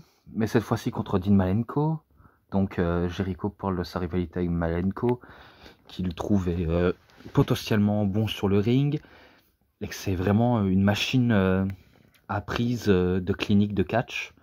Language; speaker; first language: French; native; French